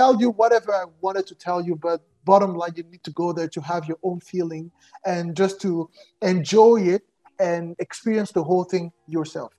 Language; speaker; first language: English; non-native, local second language; French